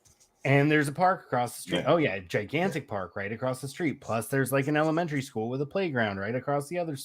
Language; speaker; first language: English; native; English